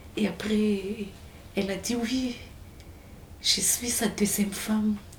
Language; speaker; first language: French; non-native, local second language; Malagasy